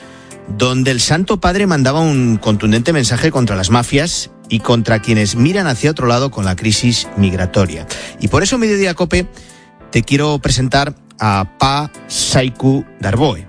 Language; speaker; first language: Spanish; native; Spanish